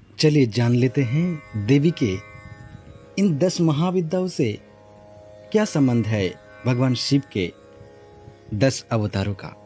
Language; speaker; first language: Hindi; non-native, local second language; Bangla